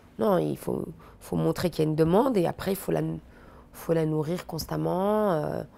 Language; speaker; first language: French; native; French